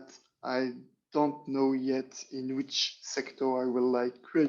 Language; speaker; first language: English; non-native, learner; French